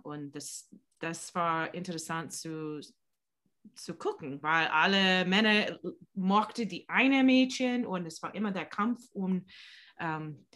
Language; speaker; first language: German; non-native, learner; English